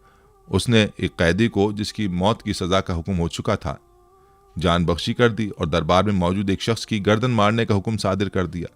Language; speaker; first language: Urdu; native; Urdu